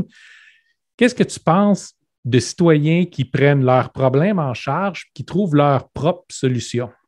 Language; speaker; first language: French; native; French